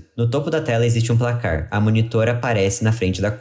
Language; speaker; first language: Portuguese; native; Portuguese